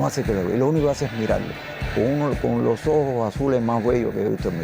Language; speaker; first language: Spanish; native; Spanish